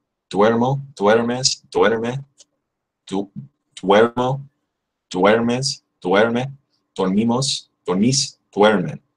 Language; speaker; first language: Spanish; non-native, learner; English